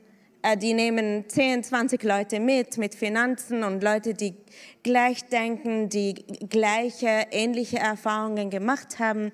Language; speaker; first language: German; non-native, fluent; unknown